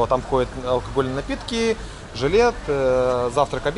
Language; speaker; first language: Russian; native; Russian